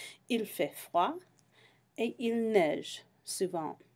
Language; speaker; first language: French; non-native, fluent; English